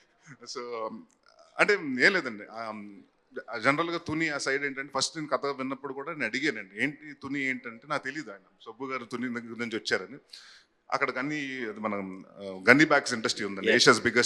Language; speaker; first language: Telugu; native; Telugu